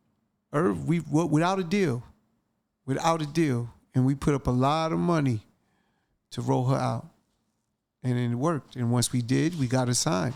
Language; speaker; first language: English; native; English